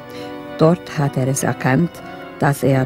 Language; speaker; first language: German; native; German